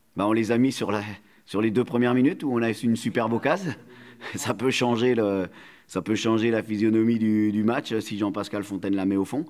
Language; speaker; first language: French; native; French